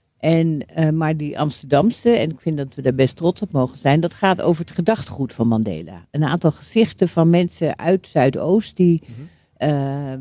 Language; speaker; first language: Dutch; native; Dutch